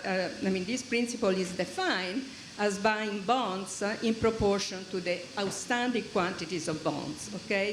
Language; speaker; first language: English; non-native, fluent; German